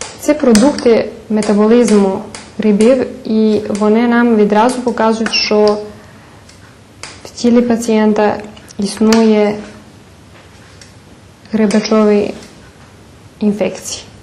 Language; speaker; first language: Ukrainian; early bilingual, heritage; Ukrainian